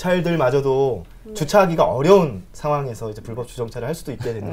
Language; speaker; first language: Korean; native; Korean